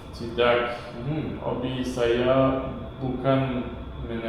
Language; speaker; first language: Indonesian; non-native, learner; English